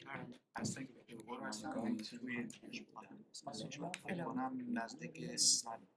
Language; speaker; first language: Persian; non-native, learner; Kurdish